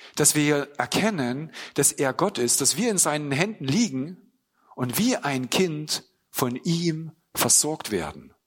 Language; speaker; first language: German; native; German